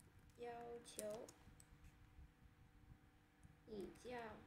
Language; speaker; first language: Chinese; non-native, learner; Vietnamese